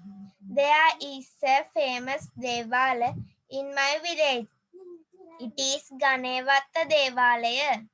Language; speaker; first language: English; non-native, learner; Sinhala